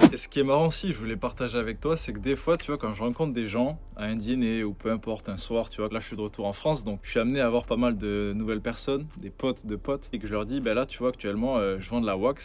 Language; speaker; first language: French; native; French